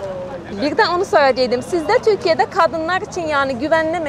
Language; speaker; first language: Turkish; non-native, learner; Persian